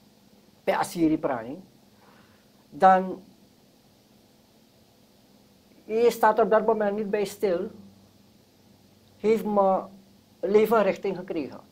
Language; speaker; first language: Dutch; non-native, local second language; Sranan Tongo